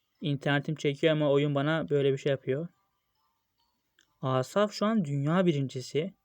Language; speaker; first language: Turkish; native; Turkish